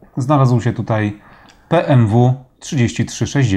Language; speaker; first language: Polish; native; Polish